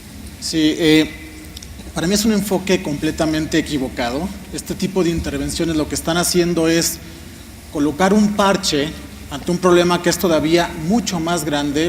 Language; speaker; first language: Spanish; native; Spanish